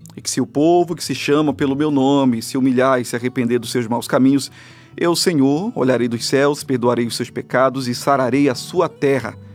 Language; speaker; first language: Portuguese; native; Portuguese